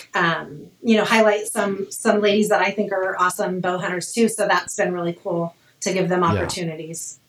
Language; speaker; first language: English; native; English